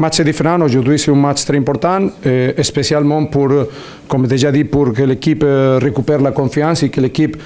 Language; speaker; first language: French; non-native, learner; Spanish